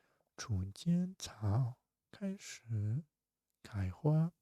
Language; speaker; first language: Chinese; non-native, fluent; Russian